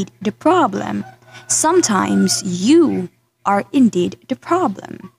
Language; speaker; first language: English; non-native, local second language; Cebuano